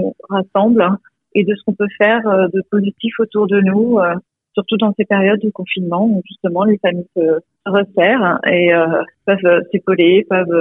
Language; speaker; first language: French; native; French